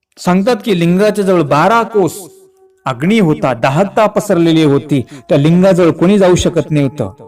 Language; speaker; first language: Marathi; native; Marathi